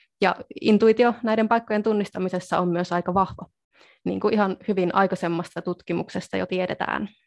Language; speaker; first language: Finnish; native; Finnish